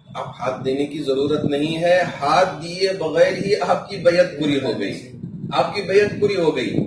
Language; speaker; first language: Hindi; non-native, local second language; Urdu